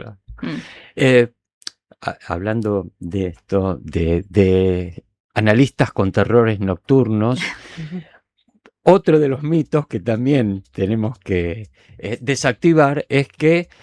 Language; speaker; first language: Spanish; native; Spanish